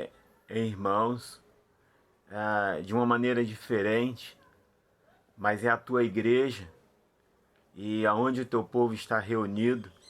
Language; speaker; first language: Portuguese; native; Portuguese